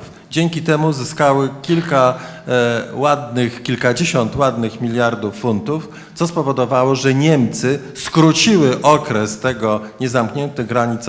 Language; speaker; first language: Polish; native; Polish